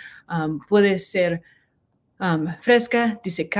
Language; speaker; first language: Spanish; non-native, learner; English